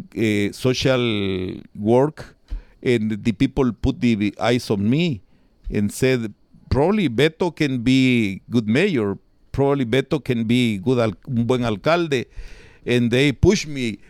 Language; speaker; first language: English; non-native, learner; Spanish